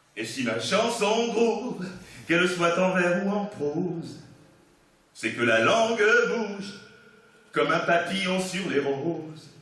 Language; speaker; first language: French; native; French